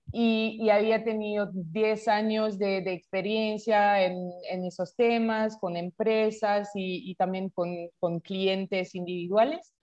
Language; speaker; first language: Spanish; non-native, fluent; French